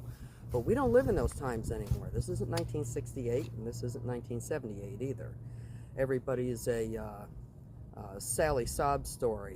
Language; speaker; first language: English; native; English